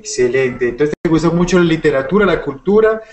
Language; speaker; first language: Portuguese; non-native, learner; Spanish